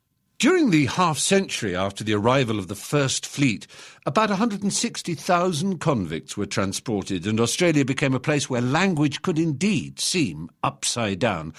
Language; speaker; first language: English; native; English